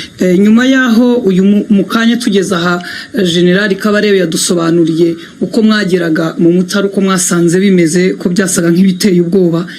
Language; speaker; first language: Kinyarwanda; native; Kinyarwanda